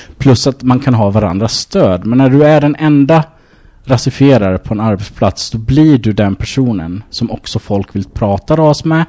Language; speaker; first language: Swedish; early bilingual, other home language; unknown